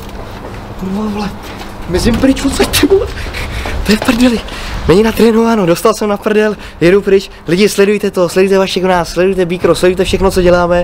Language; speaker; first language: Czech; native; Czech